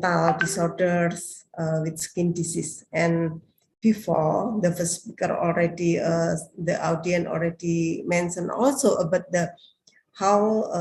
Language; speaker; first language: English; non-native, learner; Indonesian